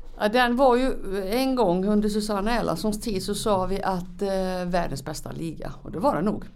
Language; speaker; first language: Swedish; native; Swedish